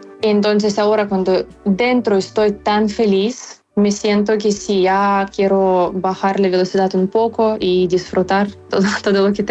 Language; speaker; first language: Spanish; non-native, fluent; Ukrainian